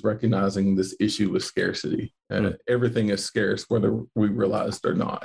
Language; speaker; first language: English; native; English